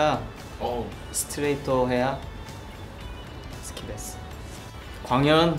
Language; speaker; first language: Japanese; non-native, learner; Korean